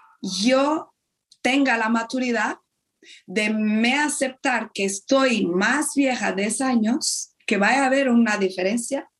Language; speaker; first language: Spanish; non-native, fluent; Portuguese